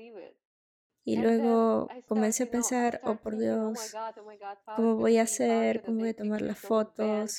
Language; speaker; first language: Spanish; non-native, fluent; Russian